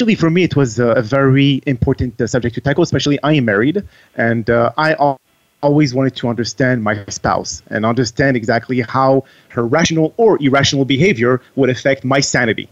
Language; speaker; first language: English; non-native, fluent; French